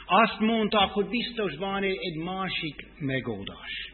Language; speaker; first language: Hungarian; non-native, fluent; English